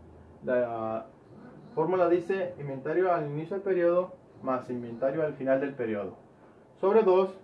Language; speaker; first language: Spanish; native; Spanish